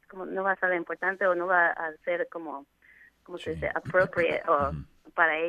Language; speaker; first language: Spanish; non-native, fluent; English